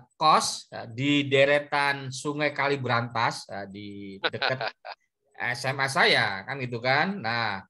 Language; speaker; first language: Indonesian; native; Indonesian